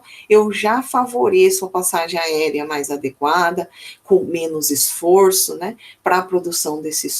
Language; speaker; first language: Portuguese; native; Portuguese